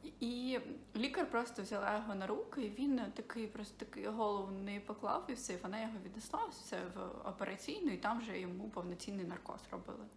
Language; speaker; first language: Ukrainian; non-native, local second language; Russian